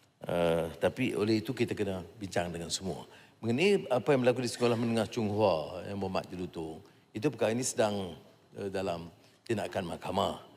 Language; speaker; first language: Malay; native; Malay